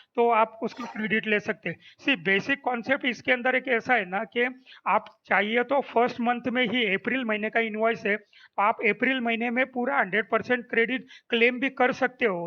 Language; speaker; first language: Hindi; non-native, local second language; Marathi